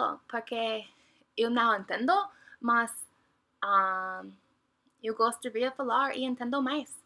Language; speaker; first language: Portuguese; non-native, learner; English